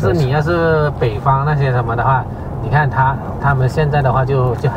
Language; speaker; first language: Chinese; native; Chinese